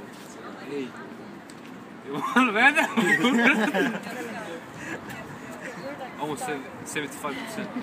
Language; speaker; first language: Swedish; non-native, learner; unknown